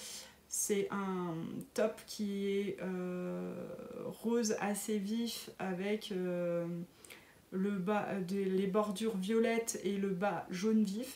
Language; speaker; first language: French; native; French